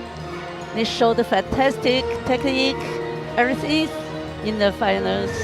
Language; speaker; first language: English; non-native, learner; Chinese